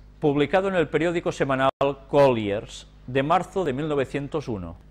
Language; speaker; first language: Spanish; native; Spanish